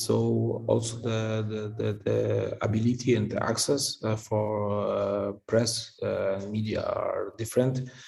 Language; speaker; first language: English; non-native, fluent; Polish